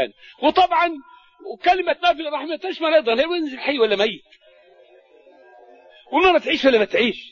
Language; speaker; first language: Arabic; native; Arabic